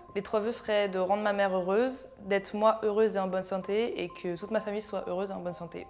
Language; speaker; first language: French; native; French